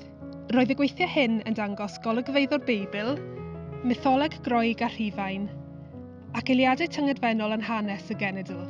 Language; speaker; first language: Welsh; native; Welsh